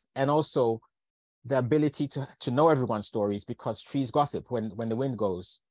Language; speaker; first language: English; native; English